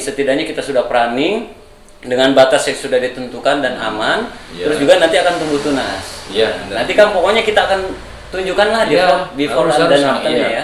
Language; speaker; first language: Indonesian; native; Indonesian